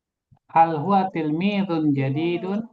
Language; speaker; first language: Arabic; non-native, fluent; Indonesian